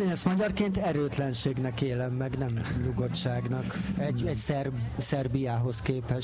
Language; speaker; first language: Hungarian; native; Hungarian